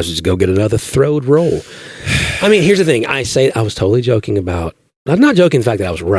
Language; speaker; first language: English; native; English